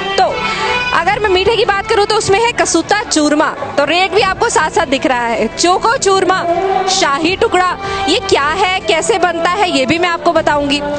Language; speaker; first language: Hindi; native; Hindi